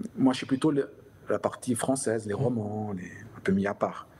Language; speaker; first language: French; native; French